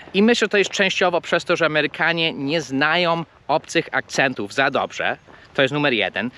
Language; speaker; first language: Polish; early bilingual, heritage; Polish